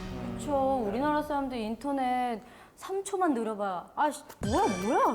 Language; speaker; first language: Korean; native; Korean